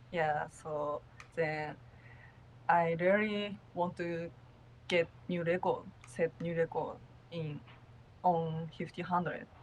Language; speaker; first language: English; non-native, learner; Japanese